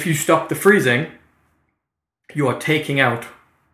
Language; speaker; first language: English; native; English